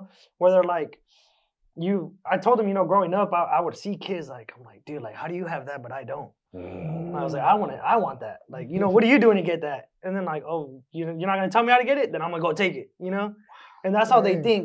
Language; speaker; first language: English; native; English